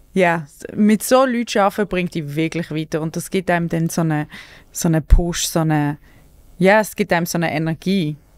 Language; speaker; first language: German; native; German